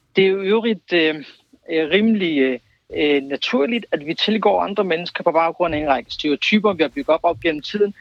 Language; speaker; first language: Danish; early bilingual, other home language; Kurdish